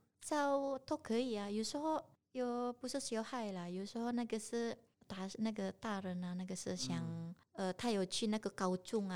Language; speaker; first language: Chinese; non-native, learner; Indonesian